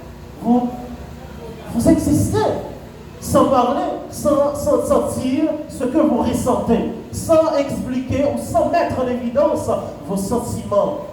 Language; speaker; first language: French; non-native, local second language; Haitian Creole